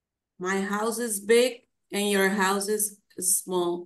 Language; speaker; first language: English; non-native, learner; Spanish